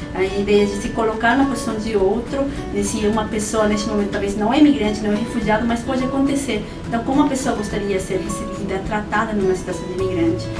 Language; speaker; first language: Portuguese; non-native, fluent; Spanish